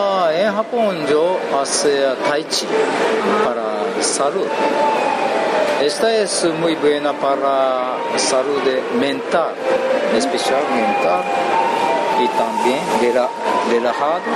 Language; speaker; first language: Spanish; non-native, learner; Japanese